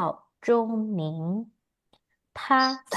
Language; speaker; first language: Chinese; non-native, fluent; Indonesian